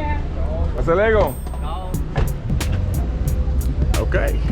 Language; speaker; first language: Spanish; non-native, learner; English